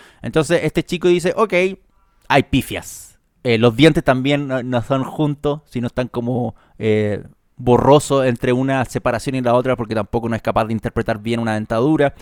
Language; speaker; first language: Spanish; native; Spanish